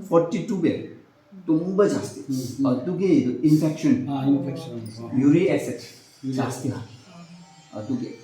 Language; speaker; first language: Kannada; non-native, local second language; Tibetan